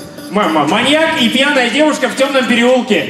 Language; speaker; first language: Russian; native; Russian